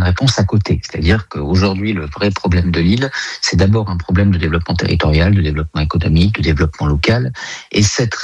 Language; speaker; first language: French; native; French